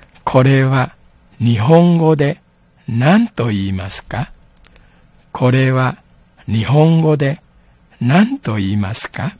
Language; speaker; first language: Japanese; non-native, fluent; Min Nan Chinese